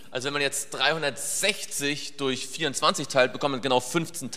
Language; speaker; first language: German; native; German